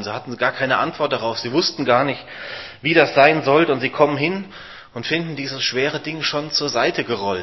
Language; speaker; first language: German; native; German